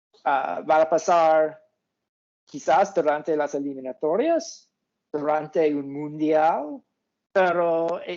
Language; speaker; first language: Spanish; non-native, fluent; English